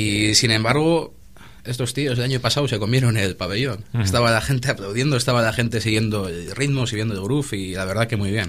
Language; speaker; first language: Spanish; native; Spanish